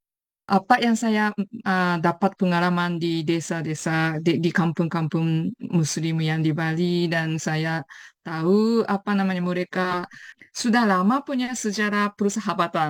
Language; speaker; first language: Indonesian; non-native, fluent; Japanese